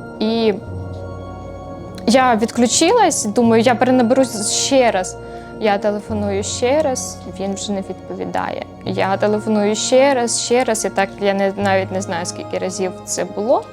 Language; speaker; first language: Ukrainian; native; Ukrainian